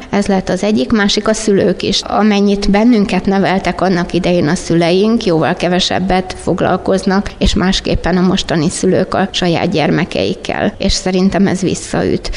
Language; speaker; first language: Hungarian; native; Hungarian